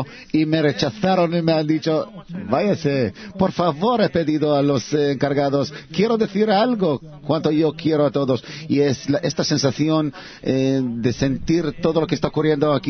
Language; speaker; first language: Spanish; non-native, learner; Hebrew